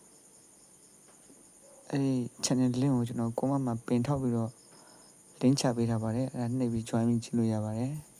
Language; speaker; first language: Burmese; native; Burmese